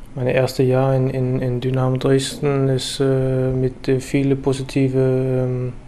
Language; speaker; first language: German; non-native, learner; Danish